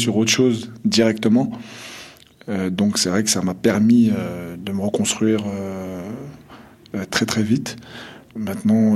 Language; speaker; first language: French; non-native, local second language; Kabyle